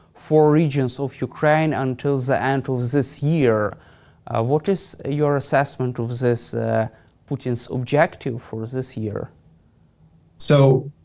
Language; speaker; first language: English; non-native, fluent; Ukrainian